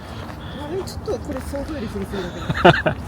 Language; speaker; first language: Japanese; native; Japanese